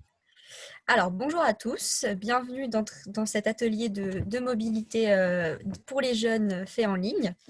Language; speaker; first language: French; native; French